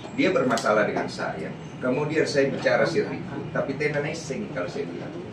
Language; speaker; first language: Indonesian; native; Indonesian